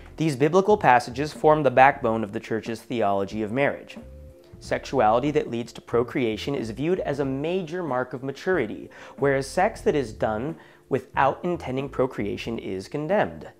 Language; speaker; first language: English; native; English